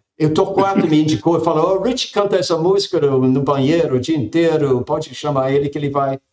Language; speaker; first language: Portuguese; non-native, fluent; English